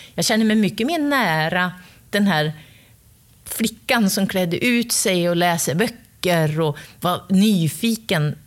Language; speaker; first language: Swedish; native; Swedish